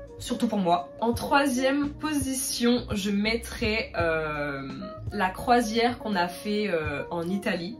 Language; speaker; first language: French; native; French